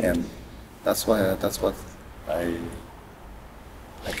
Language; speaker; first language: English; non-native, learner; French